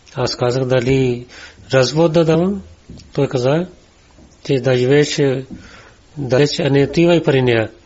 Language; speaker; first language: Bulgarian; non-native, learner; Urdu